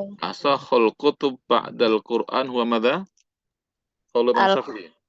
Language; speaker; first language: Arabic; non-native, fluent; Indonesian